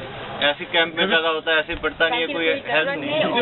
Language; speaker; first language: Hindi; non-native, local second language; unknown